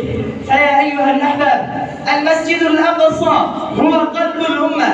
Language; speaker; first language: Arabic; non-native, learner; Bangla